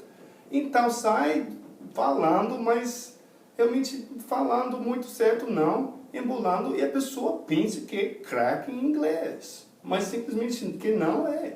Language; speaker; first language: Portuguese; non-native, fluent; English